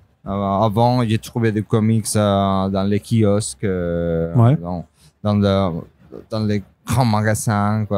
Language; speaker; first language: French; non-native, fluent; Spanish